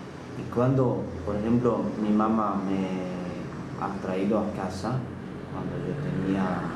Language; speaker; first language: Spanish; non-native, fluent; Hungarian